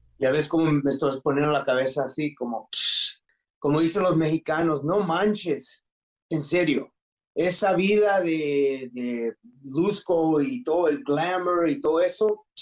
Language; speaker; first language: Spanish; early bilingual, heritage; English